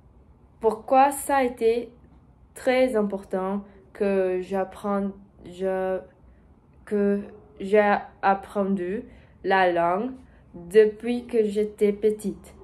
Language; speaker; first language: French; non-native, learner; Portuguese